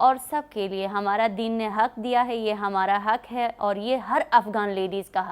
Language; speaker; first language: Hindi; non-native, learner; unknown